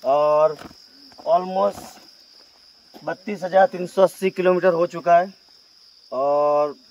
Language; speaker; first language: Hindi; non-native, local second language; Gujarati